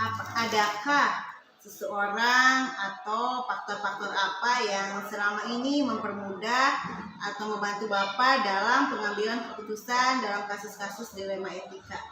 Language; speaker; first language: Indonesian; native; Indonesian